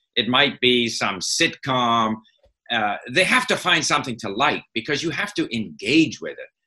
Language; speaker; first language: English; native; English